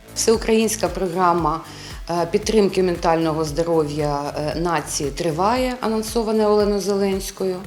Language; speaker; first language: Ukrainian; native; Ukrainian